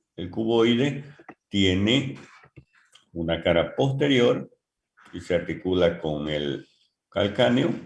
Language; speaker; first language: Spanish; native; Spanish